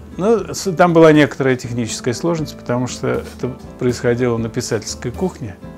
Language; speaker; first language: Russian; native; Russian